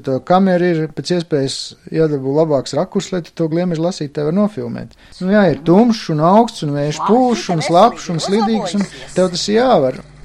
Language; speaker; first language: Latvian; native; Latvian